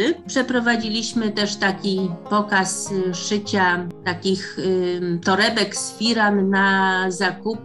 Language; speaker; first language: Polish; native; Polish